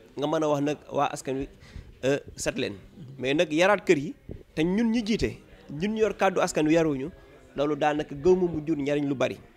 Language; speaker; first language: Wolof; native; Wolof